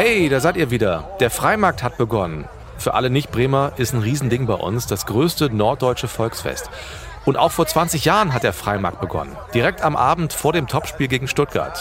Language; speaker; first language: German; native; German